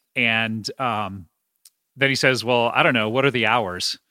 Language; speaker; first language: English; native; English